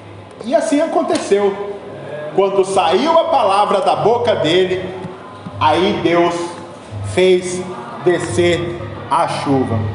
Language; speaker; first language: Portuguese; native; Portuguese